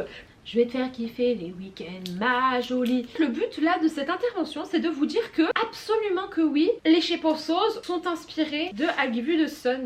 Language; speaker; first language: French; native; French